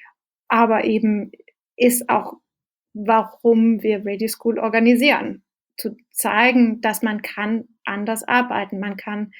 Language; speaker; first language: German; non-native, fluent; Danish